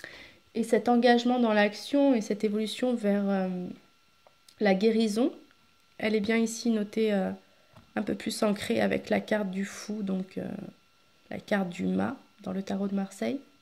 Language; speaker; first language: French; native; French